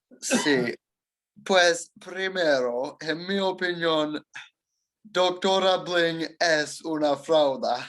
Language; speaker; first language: Spanish; non-native, learner; English